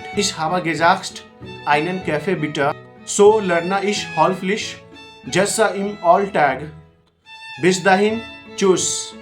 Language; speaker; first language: German; non-native, learner; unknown